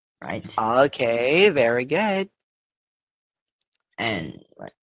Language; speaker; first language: English; non-native, learner; Chinese